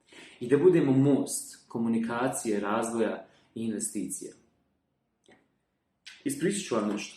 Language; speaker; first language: Bosnian; native; Bosnian